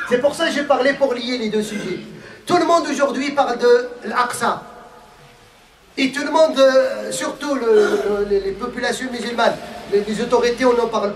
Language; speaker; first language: French; non-native, fluent; Arabic